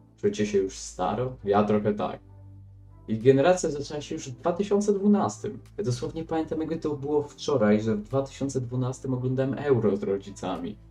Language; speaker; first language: Polish; native; Polish